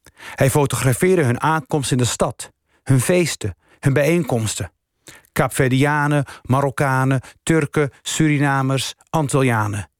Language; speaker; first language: Dutch; early bilingual, other home language; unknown